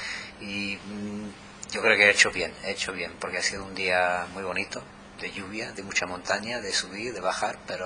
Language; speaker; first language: Spanish; non-native, fluent; English